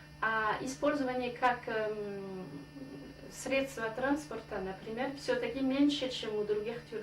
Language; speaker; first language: Russian; non-native, fluent; French